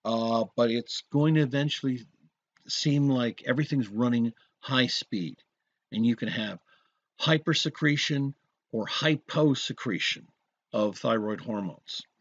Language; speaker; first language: English; native; English